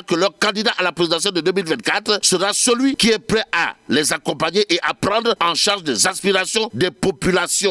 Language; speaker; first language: French; non-native, local second language; Wolof